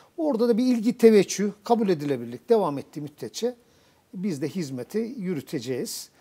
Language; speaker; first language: Turkish; native; Turkish